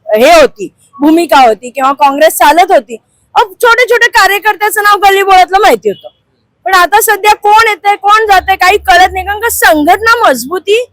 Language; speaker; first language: Marathi; non-native, local second language; Hindi